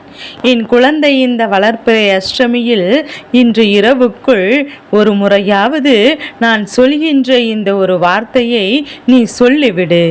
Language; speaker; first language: Tamil; native; Tamil